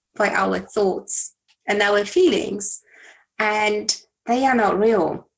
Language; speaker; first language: English; non-native, fluent; Polish